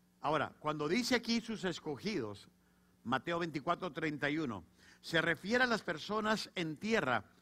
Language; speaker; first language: Spanish; native; Spanish